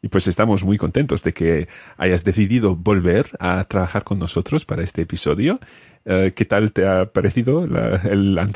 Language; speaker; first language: Spanish; non-native, fluent; English